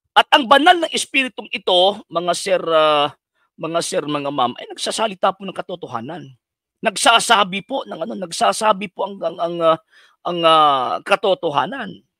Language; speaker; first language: Filipino; non-native, local second language; Cebuano